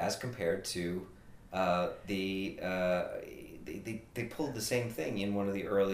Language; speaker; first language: English; native; English